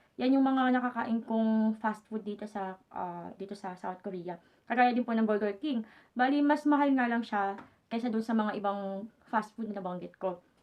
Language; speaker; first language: Filipino; native; Filipino